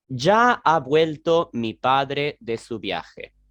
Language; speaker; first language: Spanish; non-native, learner; French